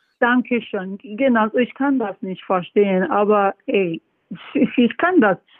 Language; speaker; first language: German; non-native, learner; Yoruba